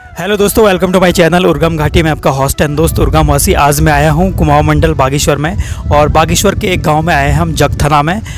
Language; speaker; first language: Hindi; native; Hindi